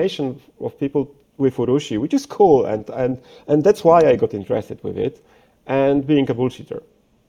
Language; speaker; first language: English; non-native, fluent; Polish